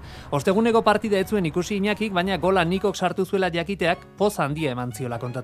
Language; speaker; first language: Basque; native; Basque